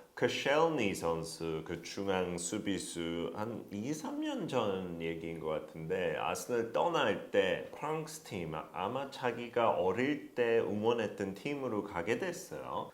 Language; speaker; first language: Korean; non-native, fluent; English